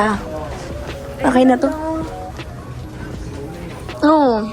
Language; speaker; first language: Filipino; native; Filipino